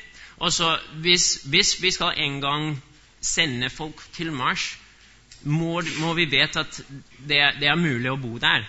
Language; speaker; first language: Norwegian; non-native, fluent; English